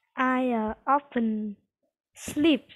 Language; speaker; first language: English; non-native, learner; Vietnamese